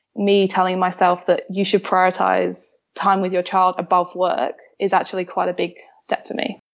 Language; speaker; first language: English; native; English